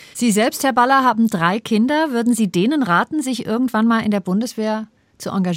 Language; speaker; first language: German; native; German